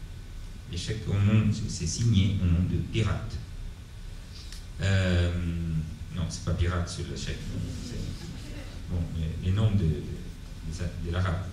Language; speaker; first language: French; non-native, fluent; Italian